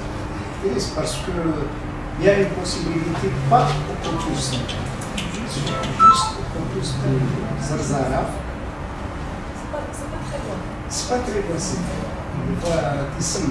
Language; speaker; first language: French; non-native, local second language; Arabic